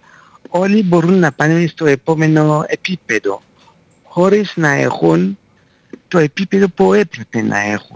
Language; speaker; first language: Greek; non-native, fluent; French